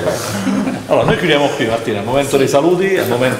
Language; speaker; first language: Italian; native; Italian